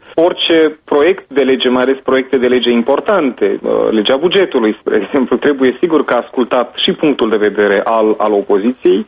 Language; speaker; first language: Romanian; native; Romanian